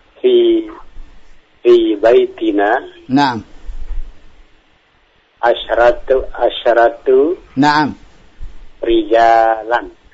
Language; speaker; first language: Arabic; non-native, learner; Indonesian